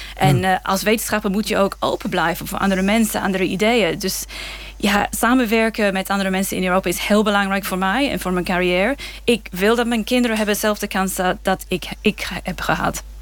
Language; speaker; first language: Dutch; non-native, fluent; English